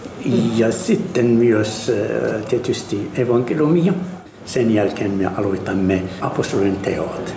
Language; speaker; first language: Finnish; non-native, fluent; Arabic